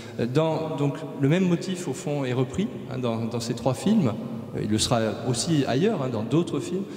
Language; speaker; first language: French; native; French